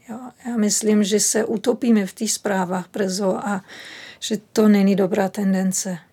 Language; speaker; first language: Czech; non-native, fluent; German